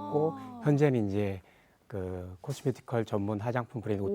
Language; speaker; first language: Korean; native; Korean